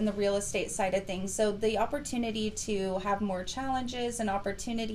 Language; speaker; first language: English; native; English